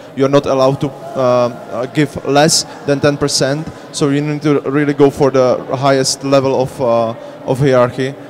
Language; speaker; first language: English; non-native, fluent; Czech